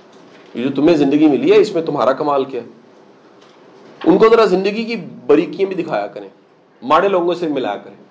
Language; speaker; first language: Hindi; non-native, local second language; Punjabi